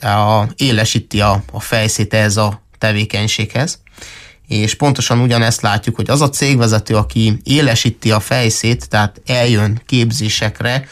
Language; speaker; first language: Hungarian; native; Hungarian